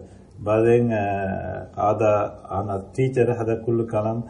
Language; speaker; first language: Arabic; non-native, learner; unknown